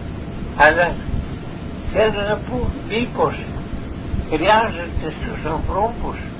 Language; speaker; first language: Greek; non-native, fluent; Russian